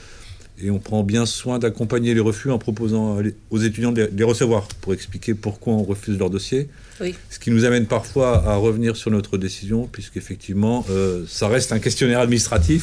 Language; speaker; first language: French; native; French